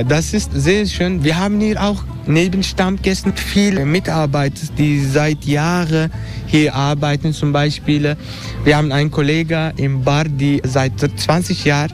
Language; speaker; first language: German; non-native, learner; Turkish